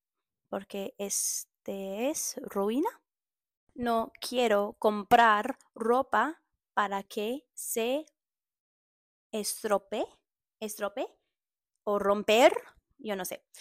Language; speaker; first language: Spanish; non-native, learner; English